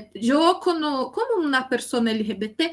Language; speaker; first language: Spanish; non-native, learner; Portuguese